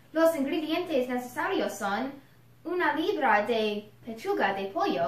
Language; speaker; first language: Spanish; non-native, learner; English